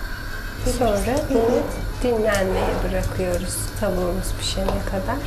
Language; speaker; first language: Turkish; native; Turkish